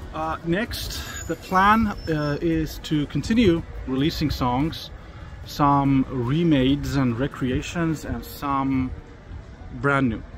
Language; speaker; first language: English; non-native, fluent; Persian